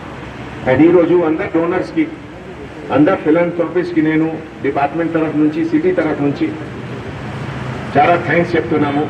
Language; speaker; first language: Telugu; non-native, local second language; Hindi